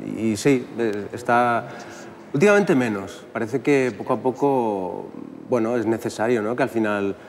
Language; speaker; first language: Spanish; native; Spanish